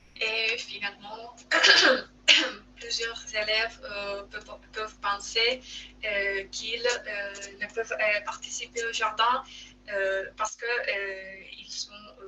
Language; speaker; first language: French; non-native, learner; Spanish